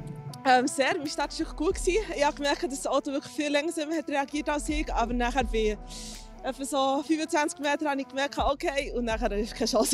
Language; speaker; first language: German; native; German